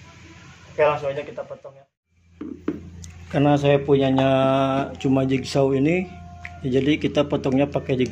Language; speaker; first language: Indonesian; native; Indonesian